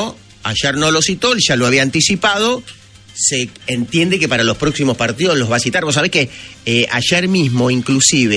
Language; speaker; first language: Spanish; native; Spanish